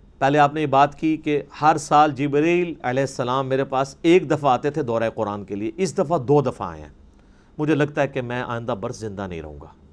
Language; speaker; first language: Urdu; non-native, local second language; Punjabi